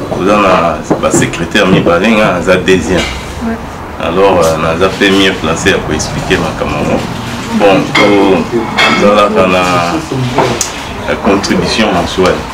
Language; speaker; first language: Lingala; non-native, local second language; Luba-Lulua